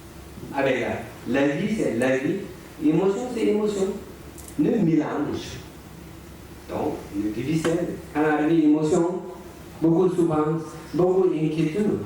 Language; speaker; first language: French; non-native, learner; Tibetan